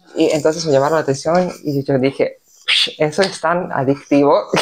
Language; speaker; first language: Spanish; non-native, fluent; Serbian